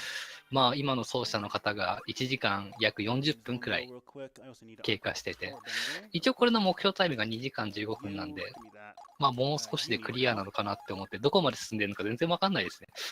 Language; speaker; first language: Japanese; native; Japanese